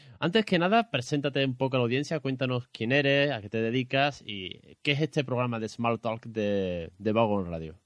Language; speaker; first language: Spanish; native; Spanish